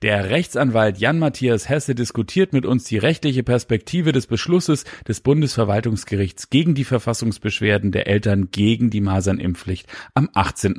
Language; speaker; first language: German; native; German